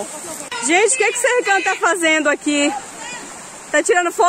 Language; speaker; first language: Portuguese; native; Portuguese